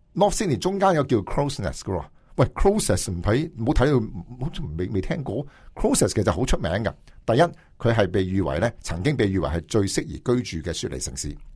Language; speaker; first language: Cantonese; native; Cantonese